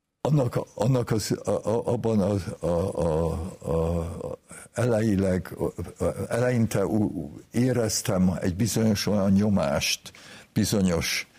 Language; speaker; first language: Hungarian; early bilingual, heritage; Hungarian